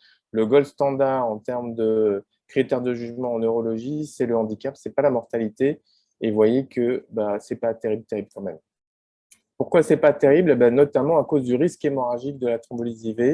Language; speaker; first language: French; native; French